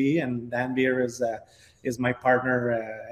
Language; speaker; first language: English; non-native, fluent; French